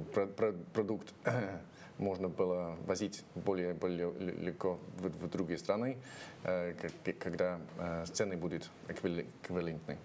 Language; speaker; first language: Russian; non-native, fluent; English